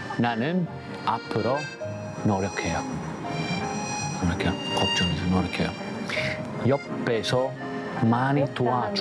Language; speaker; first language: Korean; non-native, learner; Italian